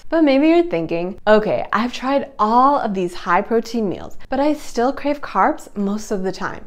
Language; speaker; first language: English; native; English